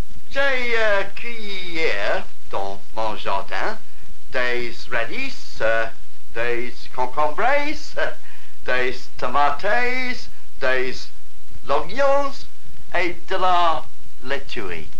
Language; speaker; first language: French; non-native, learner; English